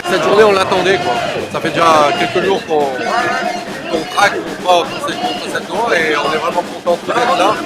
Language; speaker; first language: French; native; French